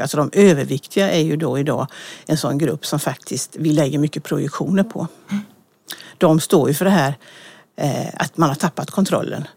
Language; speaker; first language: Swedish; native; Swedish